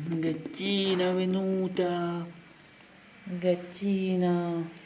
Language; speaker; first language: Italian; non-native, learner; Ukrainian